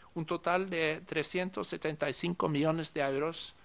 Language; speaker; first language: Spanish; non-native, fluent; Norwegian